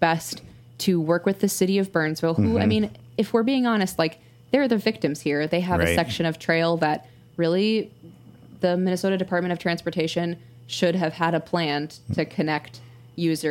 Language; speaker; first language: English; native; English